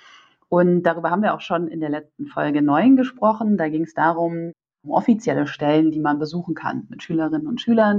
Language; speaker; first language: German; native; German